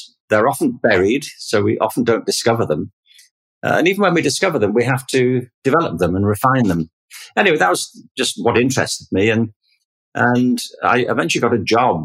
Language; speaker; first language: English; native; English